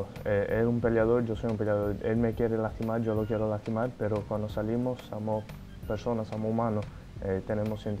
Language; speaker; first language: Spanish; non-native, fluent; Portuguese